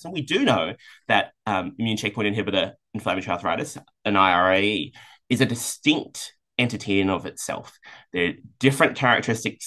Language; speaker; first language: English; native; English